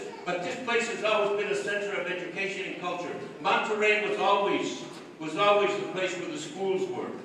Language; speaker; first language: English; early bilingual, other home language; Spanish